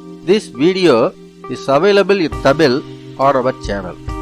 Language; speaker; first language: English; non-native, local second language; Tamil